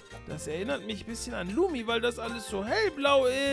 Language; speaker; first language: German; native; German